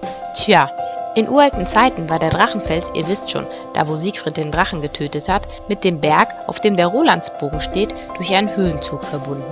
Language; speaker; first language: German; native; German